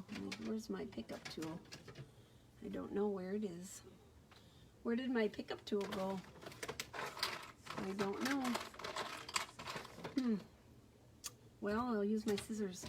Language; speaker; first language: English; native; English